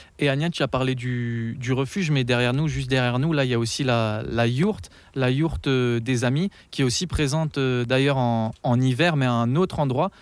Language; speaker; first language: French; native; French